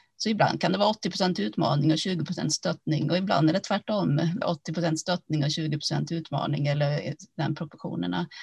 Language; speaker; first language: Swedish; early bilingual, other home language; Finnish